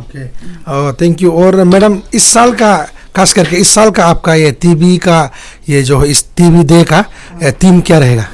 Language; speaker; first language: Hindi; non-native, local second language; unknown